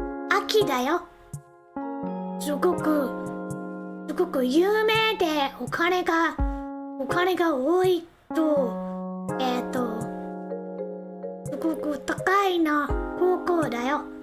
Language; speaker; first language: Japanese; non-native, learner; English